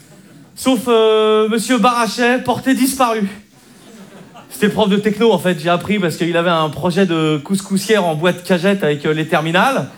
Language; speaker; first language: French; native; French